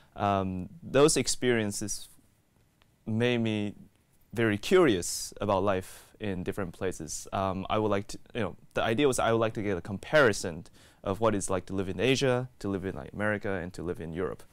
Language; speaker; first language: English; native; English